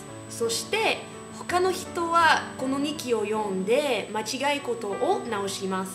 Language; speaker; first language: Japanese; non-native, fluent; English